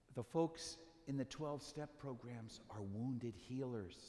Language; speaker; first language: English; native; English